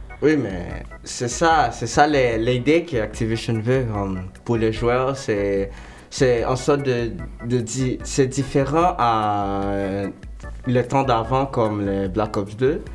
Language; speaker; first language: French; non-native, local second language; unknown